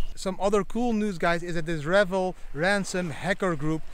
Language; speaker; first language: English; non-native, fluent; Dutch